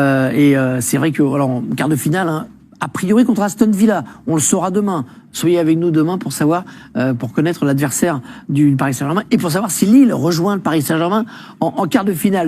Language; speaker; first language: French; native; French